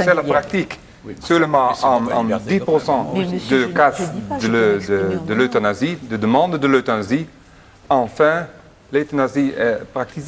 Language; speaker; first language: French; non-native, learner; Dutch